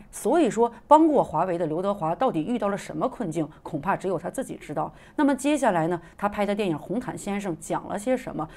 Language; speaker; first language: Chinese; native; Chinese